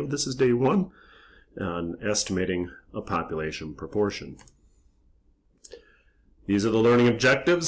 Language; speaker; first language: English; native; English